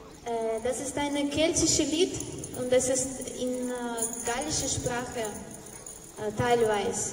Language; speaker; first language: German; non-native, learner; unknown